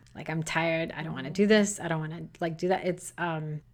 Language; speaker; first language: English; native; English